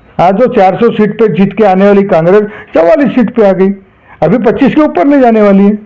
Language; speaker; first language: Hindi; non-native, local second language; Marathi